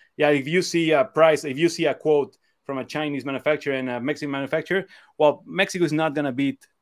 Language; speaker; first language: English; non-native, fluent; Spanish